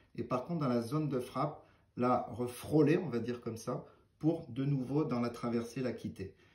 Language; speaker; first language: French; native; French